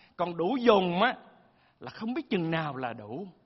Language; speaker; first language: Vietnamese; early bilingual, heritage; Vietnamese